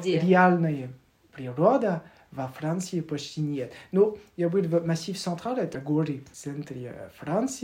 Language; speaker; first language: Russian; non-native, learner; French